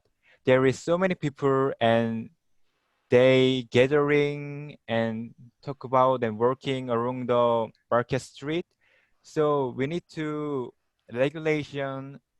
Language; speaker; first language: English; non-native, learner; Korean